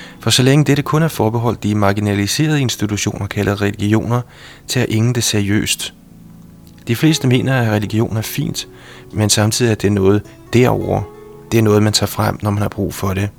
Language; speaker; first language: Danish; native; Danish